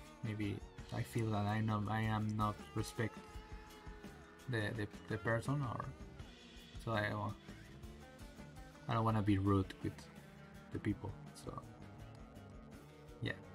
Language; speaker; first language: English; non-native, learner; Spanish